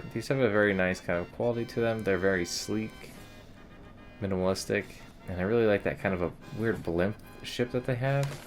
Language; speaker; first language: English; native; English